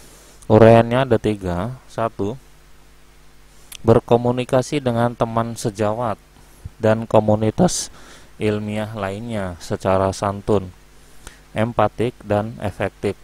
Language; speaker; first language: Indonesian; native; Indonesian